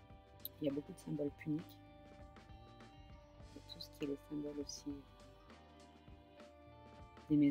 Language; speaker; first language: French; native; French